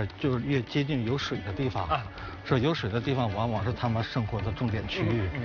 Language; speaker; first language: Chinese; native; Chinese